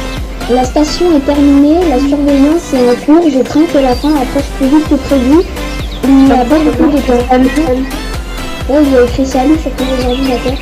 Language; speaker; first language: French; native; French